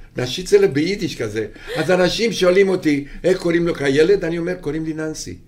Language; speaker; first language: Hebrew; non-native, fluent; Romanian